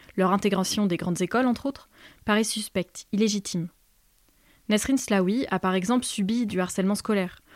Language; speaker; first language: French; native; French